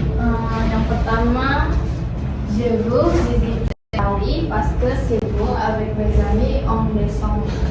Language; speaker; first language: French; non-native, learner; Indonesian